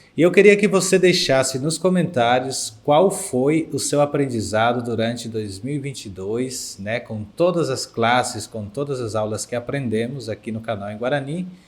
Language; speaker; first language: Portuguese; non-native, fluent; Guarani